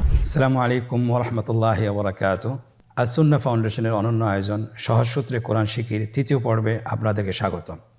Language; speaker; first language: Bangla; native; Bangla